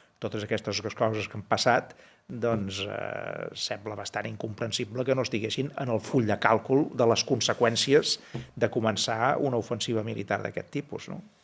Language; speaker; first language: Catalan; native; Catalan